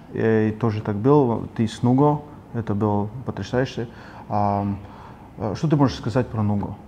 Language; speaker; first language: Russian; non-native, learner; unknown